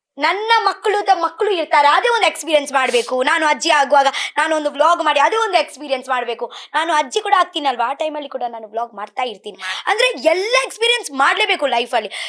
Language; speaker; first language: Kannada; non-native, local second language; Tulu